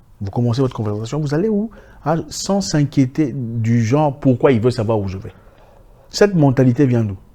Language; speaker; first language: French; native; French